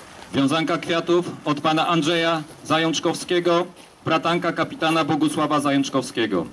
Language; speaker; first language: Polish; native; Polish